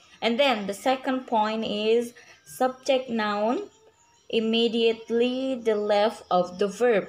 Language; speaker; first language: English; non-native, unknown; Indonesian